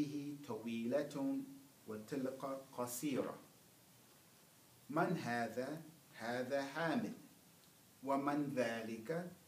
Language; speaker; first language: Arabic; non-native, fluent; English